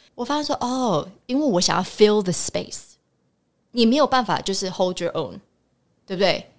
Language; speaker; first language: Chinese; early bilingual, heritage; Chinese